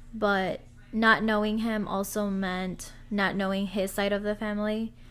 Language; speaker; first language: English; early bilingual, other home language; Spanish